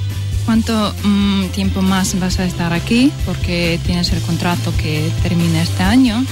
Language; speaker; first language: Spanish; non-native, learner; Russian